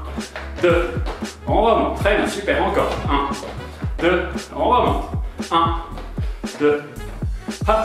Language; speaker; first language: French; native; French